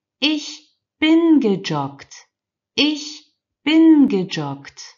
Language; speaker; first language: German; non-native, fluent; Turkish